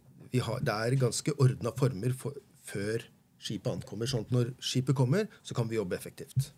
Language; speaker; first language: Norwegian; native; Norwegian